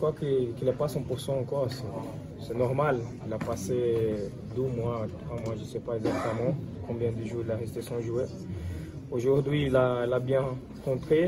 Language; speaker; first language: French; non-native, fluent; Portuguese